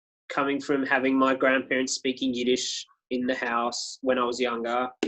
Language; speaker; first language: English; native; English